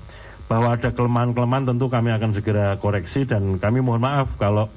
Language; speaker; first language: Indonesian; native; Indonesian